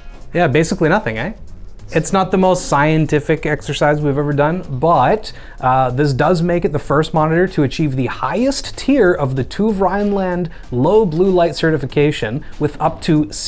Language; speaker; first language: English; native; English